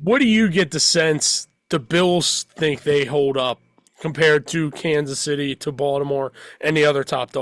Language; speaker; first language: English; native; English